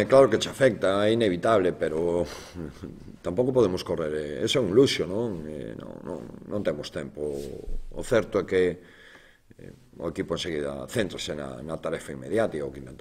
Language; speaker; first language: Galician; native; Galician